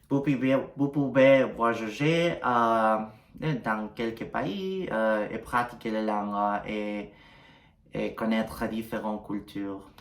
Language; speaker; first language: French; non-native, learner; Spanish